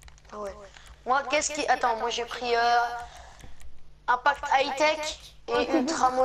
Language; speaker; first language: French; native; French